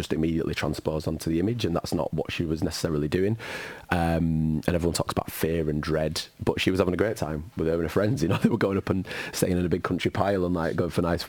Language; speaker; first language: English; native; English